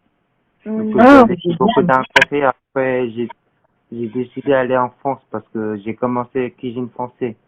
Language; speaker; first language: French; non-native, learner; Korean